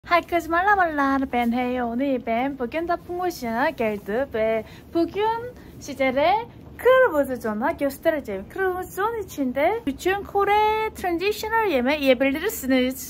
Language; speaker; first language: Turkish; non-native, learner; Korean